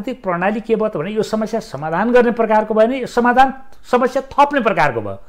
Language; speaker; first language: Nepali; native; Nepali